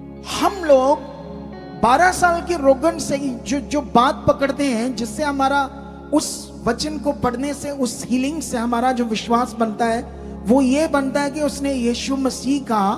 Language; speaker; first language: Hindi; native; Hindi